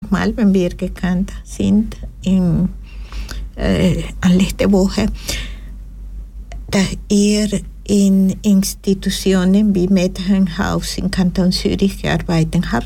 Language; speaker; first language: German; non-native, fluent; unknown